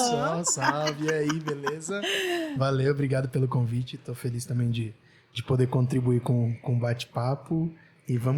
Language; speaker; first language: Portuguese; native; Portuguese